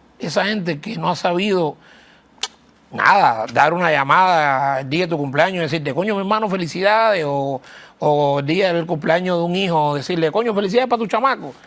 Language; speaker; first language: Spanish; native; Spanish